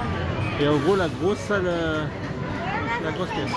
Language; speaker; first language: French; native; French